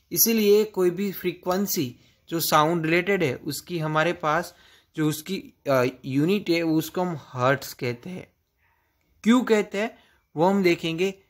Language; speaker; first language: Hindi; non-native, local second language; Gujarati